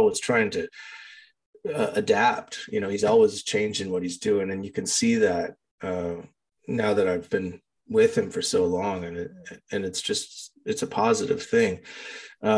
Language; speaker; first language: English; native; English